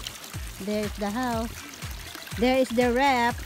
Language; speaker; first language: English; non-native, learner; Filipino